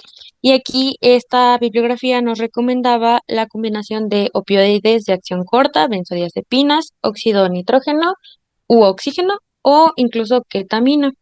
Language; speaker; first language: Spanish; native; Spanish